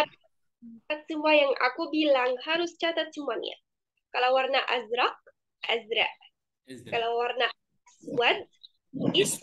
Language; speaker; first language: Indonesian; non-native, fluent; Arabic